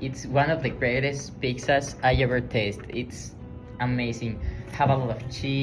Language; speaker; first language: English; non-native, learner; Spanish